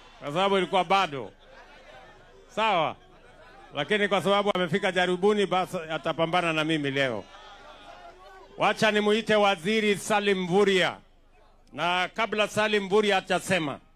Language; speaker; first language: Swahili; non-native, local second language; Kalenjin